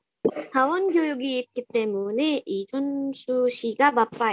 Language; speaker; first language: Korean; non-native, learner; Indonesian